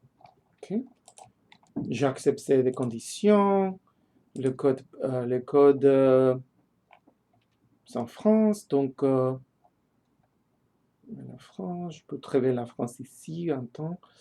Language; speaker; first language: French; non-native, learner; English